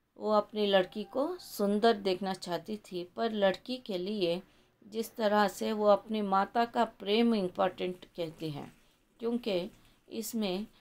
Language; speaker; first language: Hindi; non-native, local second language; Kannada